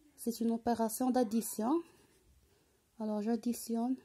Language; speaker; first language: French; non-native, local second language; Arabic